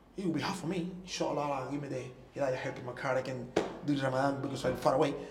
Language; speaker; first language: English; non-native, learner; Spanish